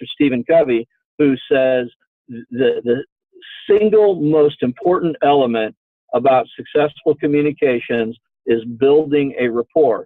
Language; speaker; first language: English; native; English